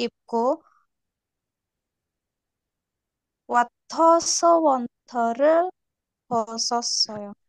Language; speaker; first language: Korean; non-native, learner; Indonesian